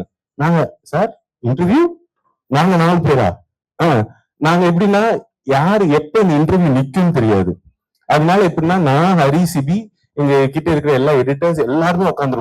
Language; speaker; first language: Tamil; native; Tamil